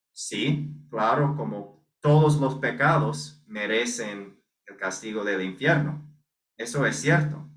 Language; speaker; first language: Spanish; non-native, fluent; English